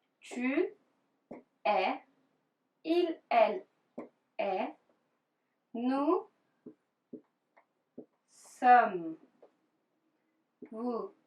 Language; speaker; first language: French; non-native, fluent; Turkish